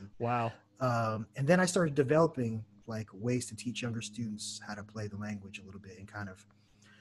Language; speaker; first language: English; native; English